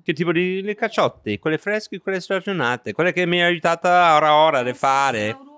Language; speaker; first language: Italian; non-native, fluent; English